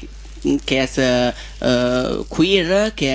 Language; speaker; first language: Spanish; non-native, fluent; Italian